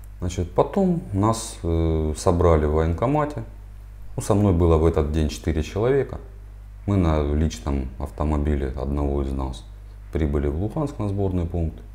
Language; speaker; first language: Russian; native; Russian